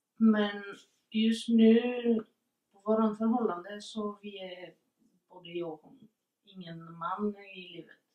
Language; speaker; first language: Swedish; non-native, fluent; Bulgarian